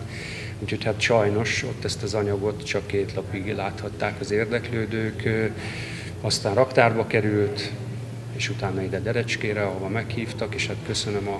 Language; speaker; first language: Hungarian; native; Hungarian